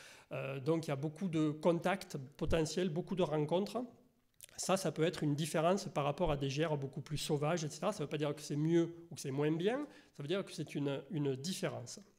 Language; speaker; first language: French; native; French